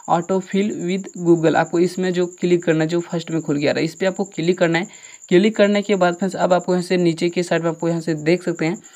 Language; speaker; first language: Hindi; native; Hindi